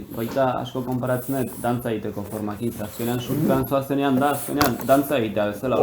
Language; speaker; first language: Basque; early bilingual, heritage; Basque